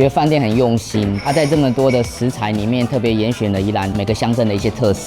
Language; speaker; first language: Chinese; native; Chinese